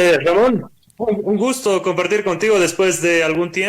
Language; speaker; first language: Spanish; native; Spanish